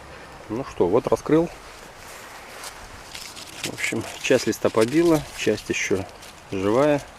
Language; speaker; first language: Russian; native; Russian